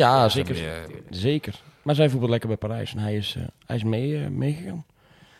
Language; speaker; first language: Dutch; native; Dutch